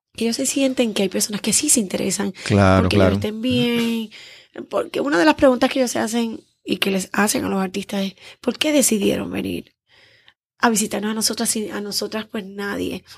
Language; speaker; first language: Spanish; native; Spanish